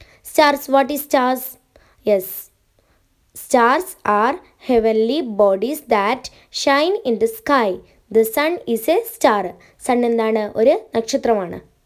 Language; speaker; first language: English; non-native, local second language; Malayalam